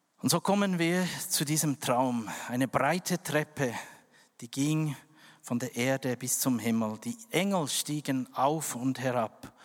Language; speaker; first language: German; non-native, fluent; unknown